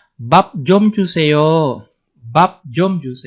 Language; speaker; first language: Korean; non-native, fluent; Indonesian